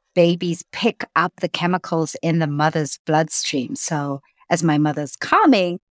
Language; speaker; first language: English; native; English